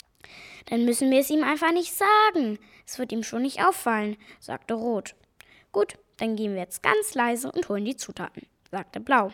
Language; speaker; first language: German; native; German